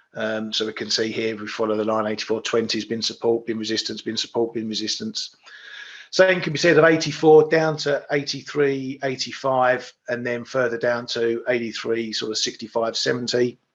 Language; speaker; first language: English; native; English